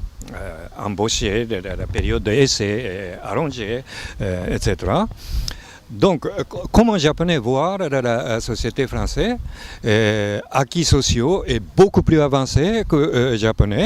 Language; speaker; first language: French; non-native, fluent; Japanese